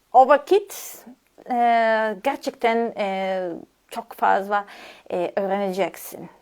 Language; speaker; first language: Turkish; non-native, learner; Serbian